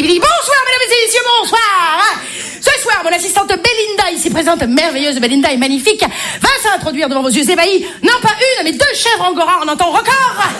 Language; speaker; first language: French; native; French